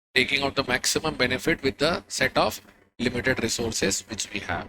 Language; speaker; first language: English; non-native, local second language; Hindi